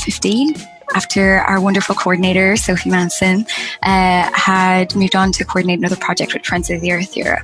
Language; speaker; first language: English; native; English